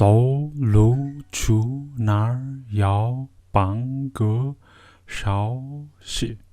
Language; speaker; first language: Chinese; non-native, learner; Mongolian